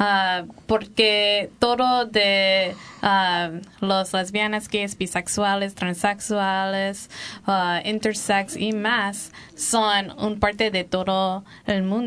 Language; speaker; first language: Spanish; non-native, learner; English